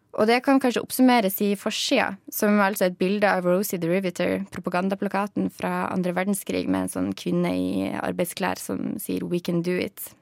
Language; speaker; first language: Norwegian; native; Norwegian